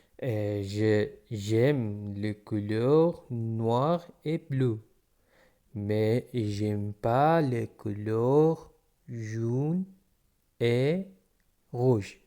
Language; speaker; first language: French; non-native, fluent; Pashto